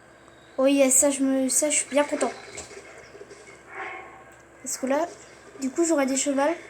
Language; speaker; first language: French; native; French